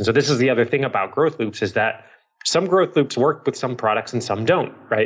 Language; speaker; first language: English; native; English